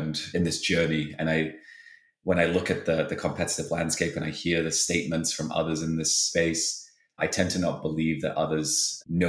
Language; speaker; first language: English; native; English